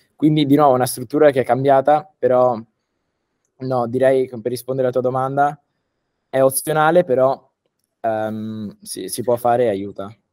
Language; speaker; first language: Italian; early bilingual, heritage; Italian